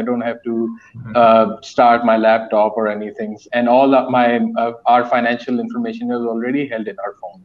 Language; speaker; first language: English; non-native, local second language; Urdu